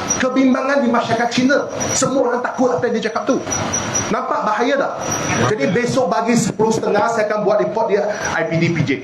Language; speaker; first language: Malay; non-native, local second language; Chinese